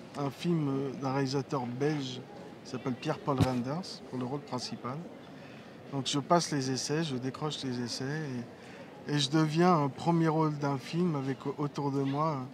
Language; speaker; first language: French; early bilingual, other home language; Riffian